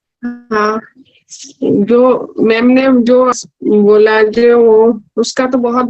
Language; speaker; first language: Hindi; non-native, local second language; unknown